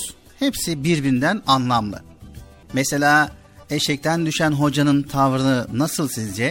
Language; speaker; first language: Turkish; native; Turkish